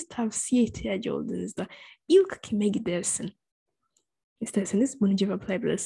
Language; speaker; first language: Turkish; non-native, fluent; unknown